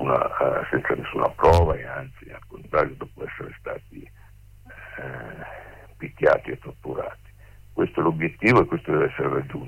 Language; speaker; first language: Italian; native; Italian